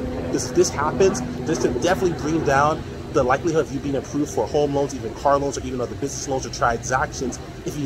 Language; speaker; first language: English; native; English